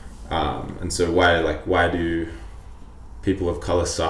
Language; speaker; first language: English; native; English